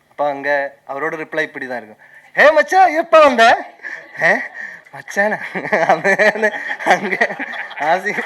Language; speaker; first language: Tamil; non-native, learner; Malayalam